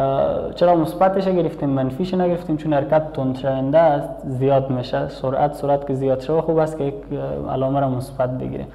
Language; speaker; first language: Persian; native; Persian